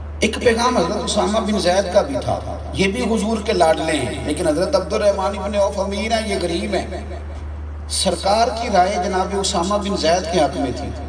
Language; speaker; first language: Urdu; non-native, local second language; Punjabi